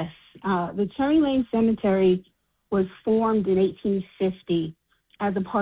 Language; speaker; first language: English; native; English